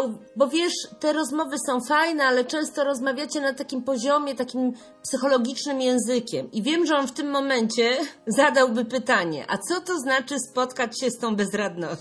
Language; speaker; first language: Polish; native; Polish